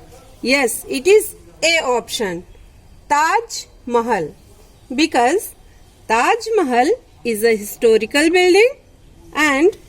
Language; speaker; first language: English; non-native, local second language; Hindi